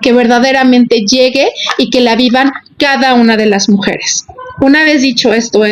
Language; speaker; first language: Spanish; native; Spanish